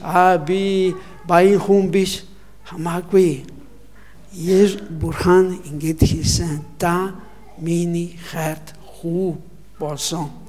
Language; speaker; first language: Mongolian; non-native, learner; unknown